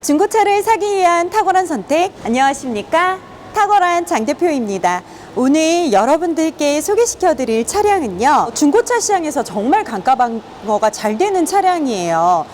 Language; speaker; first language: Korean; native; Korean